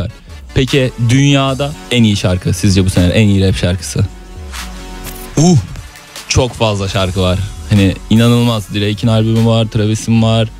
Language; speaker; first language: Turkish; native; Turkish